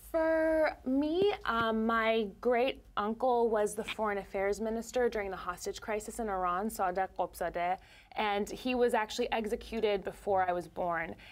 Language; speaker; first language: English; native; English